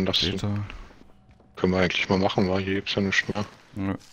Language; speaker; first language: German; native; German